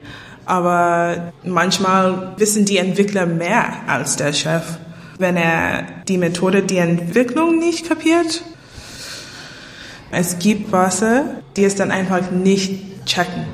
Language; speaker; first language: German; non-native, learner; English